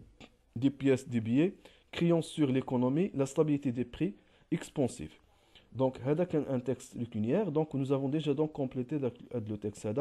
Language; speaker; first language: French; non-native, local second language; Arabic